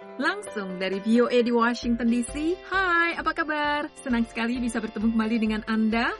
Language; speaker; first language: Indonesian; native; Indonesian